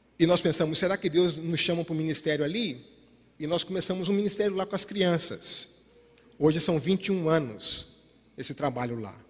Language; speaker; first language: Portuguese; native; Portuguese